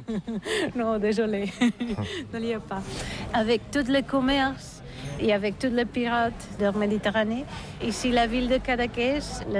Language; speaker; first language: French; non-native, learner; Catalan